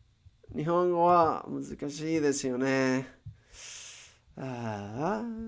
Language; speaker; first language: Japanese; non-native, learner; Spanish